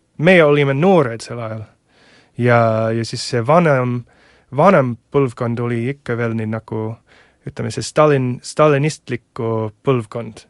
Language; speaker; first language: Estonian; non-native, fluent; English